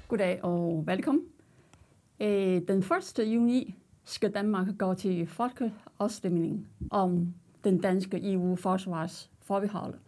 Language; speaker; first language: Danish; non-native, fluent; Chinese